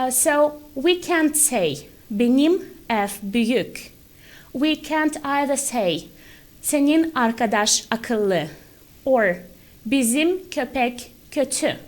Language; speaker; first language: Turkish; non-native, fluent; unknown